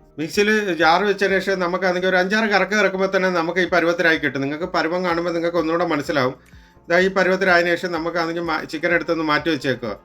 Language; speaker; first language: Malayalam; native; Malayalam